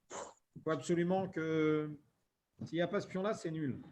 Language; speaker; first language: French; native; French